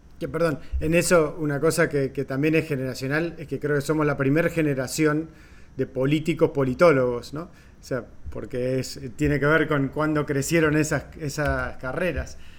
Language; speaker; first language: Spanish; native; Spanish